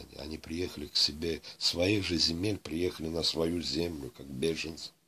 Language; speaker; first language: Russian; non-native, local second language; Azerbaijani